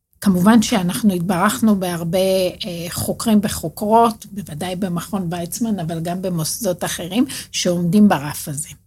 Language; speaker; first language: Hebrew; native; Hebrew